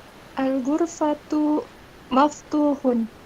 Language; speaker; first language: Arabic; non-native, learner; Indonesian